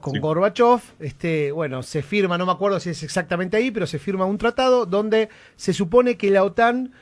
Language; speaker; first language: Spanish; native; Spanish